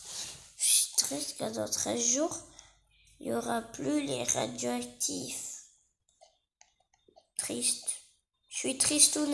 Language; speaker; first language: French; native; French